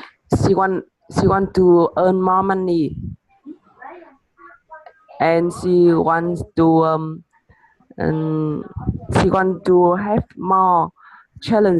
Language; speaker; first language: English; non-native, learner; Vietnamese